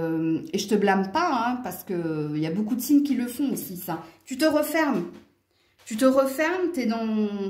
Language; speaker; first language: French; native; French